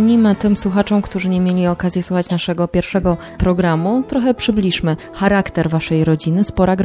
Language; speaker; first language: Polish; native; Polish